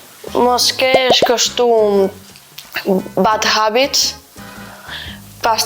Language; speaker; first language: Albanian; early bilingual, heritage; Albanian